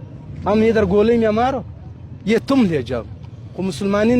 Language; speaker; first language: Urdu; non-native, learner; Pashto